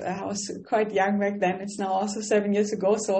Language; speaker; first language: English; non-native, fluent; German